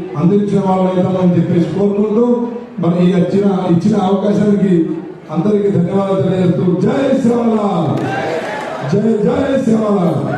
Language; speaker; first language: Telugu; non-native, local second language; Lambadi